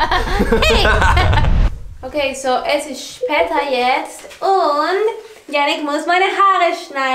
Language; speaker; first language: German; non-native, learner; Spanish